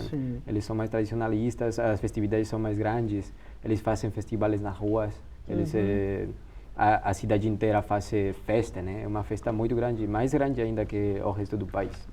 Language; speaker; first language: Portuguese; non-native, fluent; Spanish